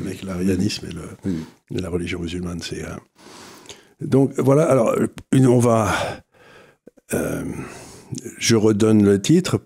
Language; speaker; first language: French; native; French